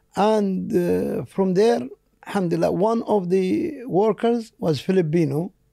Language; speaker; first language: English; non-native, fluent; Arabic